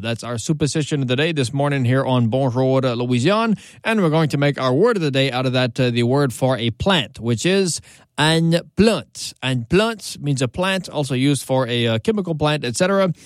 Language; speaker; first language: English; native; English